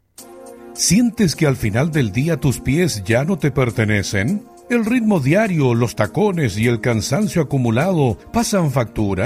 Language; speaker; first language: Spanish; native; Spanish